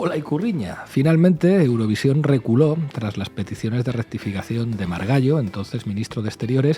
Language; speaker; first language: Spanish; native; Spanish